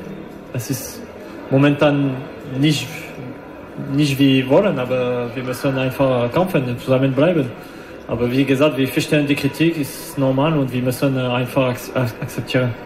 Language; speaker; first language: German; non-native, fluent; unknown